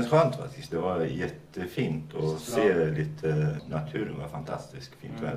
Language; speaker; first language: Swedish; non-native, fluent; Kurdish